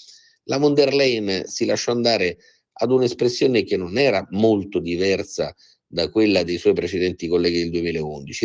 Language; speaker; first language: Italian; native; Italian